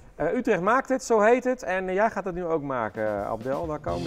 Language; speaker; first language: Dutch; native; Dutch